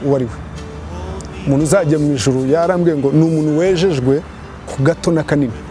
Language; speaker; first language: Kinyarwanda; early bilingual, heritage; Kinyarwanda